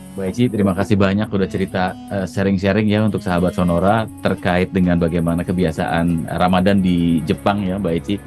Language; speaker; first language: Indonesian; native; Indonesian